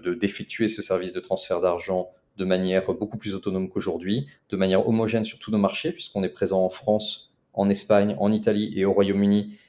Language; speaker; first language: French; native; French